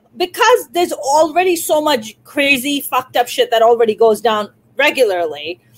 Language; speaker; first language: English; non-native, local second language; Urdu